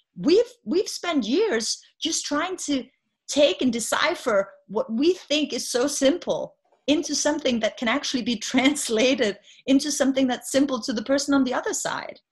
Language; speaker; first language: English; non-native, fluent; Danish